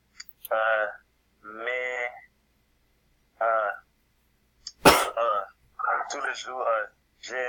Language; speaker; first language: French; non-native, learner; English